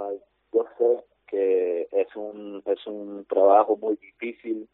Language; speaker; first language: Spanish; non-native, fluent; English